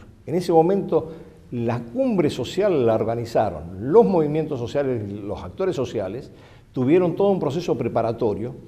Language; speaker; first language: Spanish; native; Spanish